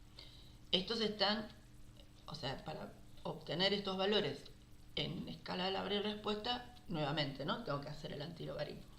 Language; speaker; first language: Spanish; native; Spanish